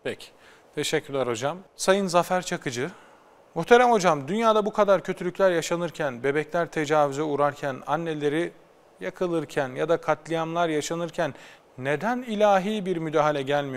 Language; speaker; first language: Turkish; native; Turkish